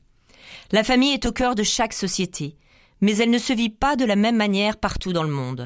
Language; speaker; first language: French; native; French